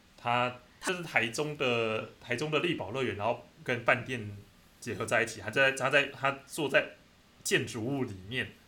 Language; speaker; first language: Chinese; native; Chinese